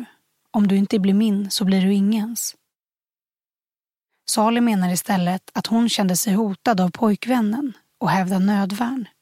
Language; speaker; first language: Swedish; native; Swedish